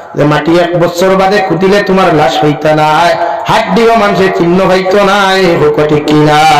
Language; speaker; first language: Bangla; native; Bangla